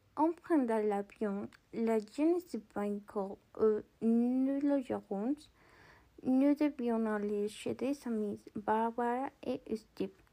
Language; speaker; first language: French; non-native, learner; Spanish